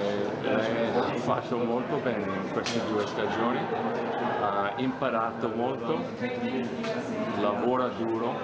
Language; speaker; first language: Italian; non-native, fluent; English